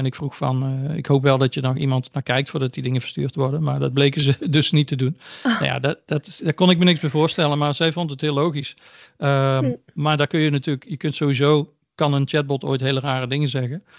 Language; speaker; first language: Dutch; native; Dutch